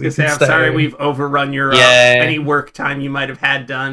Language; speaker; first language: English; native; English